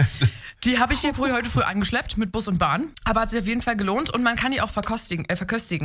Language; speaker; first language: German; native; German